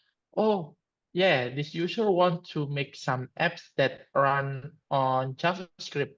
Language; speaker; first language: English; non-native, learner; Indonesian